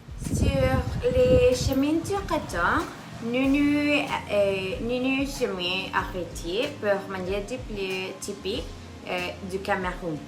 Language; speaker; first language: French; non-native, learner; Spanish